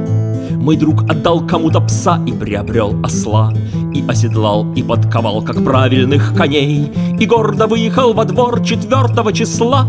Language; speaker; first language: Russian; native; Russian